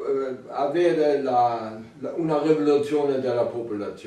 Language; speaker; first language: Italian; non-native, fluent; German